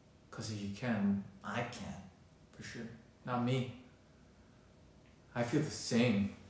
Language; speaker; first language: English; early bilingual, other home language; Korean